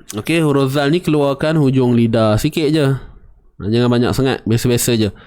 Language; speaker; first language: Malay; native; Malay